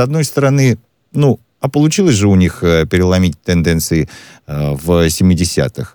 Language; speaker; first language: Russian; native; Russian